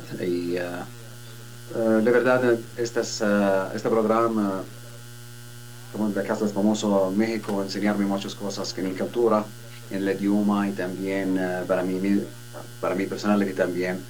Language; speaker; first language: Spanish; non-native, learner; Arabic